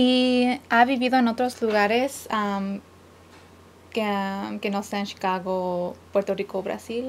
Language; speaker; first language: Spanish; early bilingual, other home language; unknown